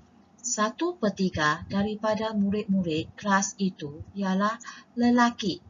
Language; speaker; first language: Indonesian; non-native, local second language; Chinese